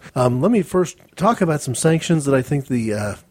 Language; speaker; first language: English; native; English